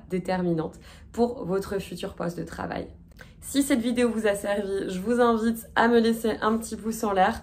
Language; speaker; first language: French; native; French